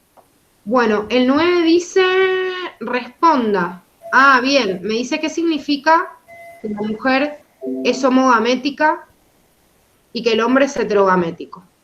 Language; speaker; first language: Spanish; native; Spanish